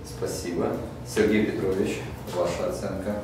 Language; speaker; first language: Russian; native; Russian